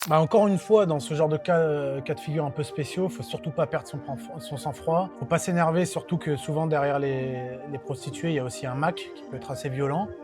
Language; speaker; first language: French; native; French